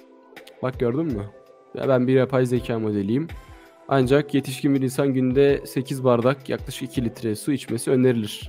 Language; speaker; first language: Turkish; native; Turkish